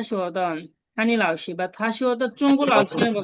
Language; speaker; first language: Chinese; non-native, learner; Bangla